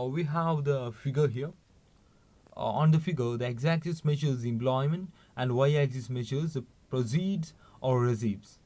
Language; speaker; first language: English; non-native, local second language; Malayalam